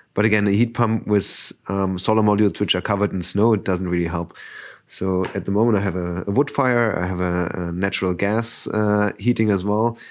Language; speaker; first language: English; non-native, fluent; German